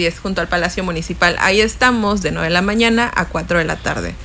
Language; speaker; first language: Spanish; native; Spanish